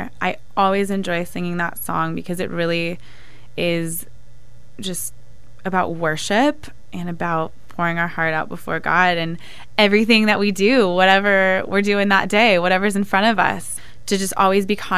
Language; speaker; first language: English; native; English